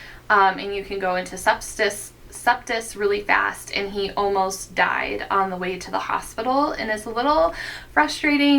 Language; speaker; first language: English; native; English